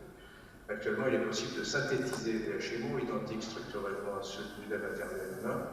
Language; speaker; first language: French; native; French